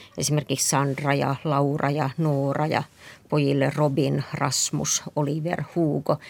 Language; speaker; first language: Finnish; native; Finnish